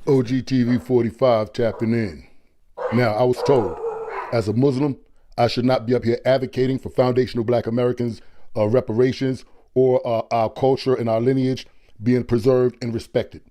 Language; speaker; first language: English; native; English